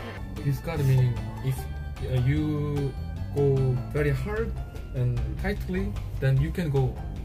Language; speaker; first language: English; non-native, learner; Korean